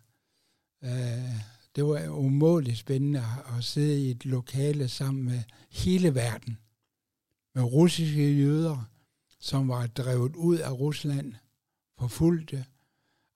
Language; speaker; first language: Danish; native; Danish